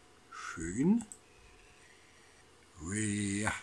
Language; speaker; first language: German; native; German